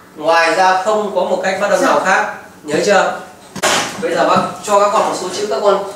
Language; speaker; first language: Vietnamese; native; Vietnamese